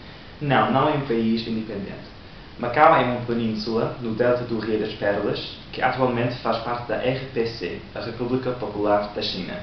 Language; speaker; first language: Portuguese; non-native, learner; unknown